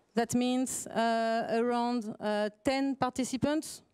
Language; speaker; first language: English; non-native, fluent; French